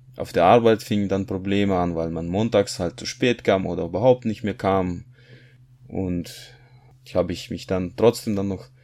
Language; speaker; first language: German; non-native, fluent; Russian